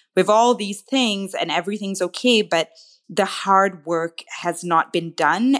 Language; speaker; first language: English; non-native, local second language; Tamil